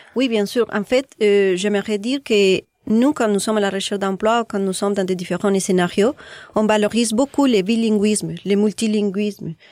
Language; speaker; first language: French; non-native, fluent; Spanish